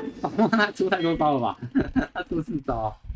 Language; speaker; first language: Chinese; native; Chinese